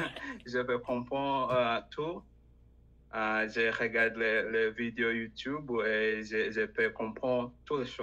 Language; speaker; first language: French; non-native, learner; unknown